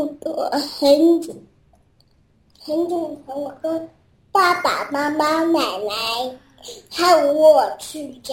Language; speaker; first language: Chinese; early bilingual, heritage; Chinese